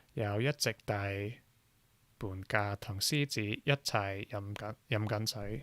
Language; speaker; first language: Cantonese; non-native, learner; English